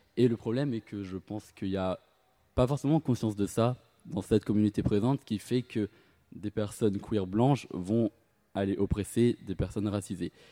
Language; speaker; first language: French; native; French